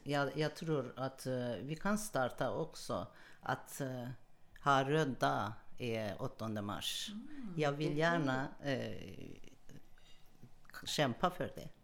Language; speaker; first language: Swedish; non-native, learner; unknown